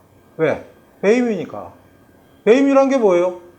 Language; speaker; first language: Korean; native; Korean